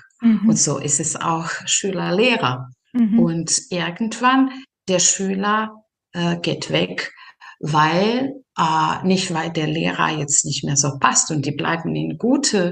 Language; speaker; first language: German; non-native, fluent; Serbian